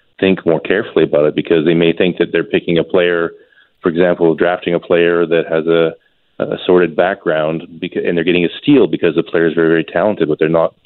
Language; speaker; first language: English; native; English